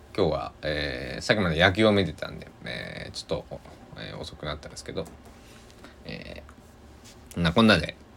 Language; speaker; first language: Japanese; native; Japanese